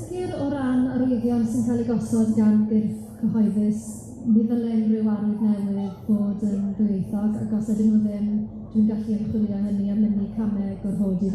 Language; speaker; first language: Welsh; native; Welsh